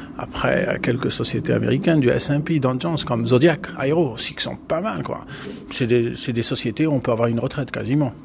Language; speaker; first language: French; non-native, fluent; Spanish